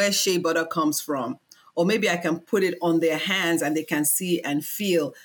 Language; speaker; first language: English; non-native, local second language; Yoruba